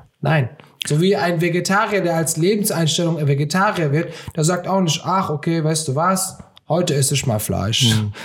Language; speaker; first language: German; early bilingual, other home language; Turkish